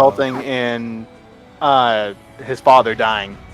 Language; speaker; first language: English; native; English